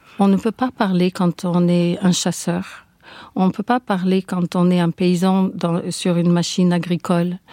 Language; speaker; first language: French; non-native, fluent; English